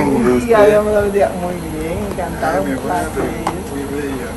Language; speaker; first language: Spanish; native; Spanish